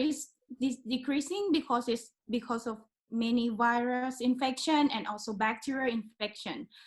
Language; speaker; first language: English; non-native, learner; Thai